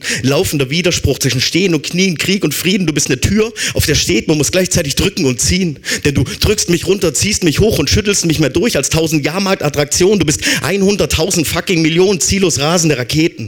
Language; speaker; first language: German; native; German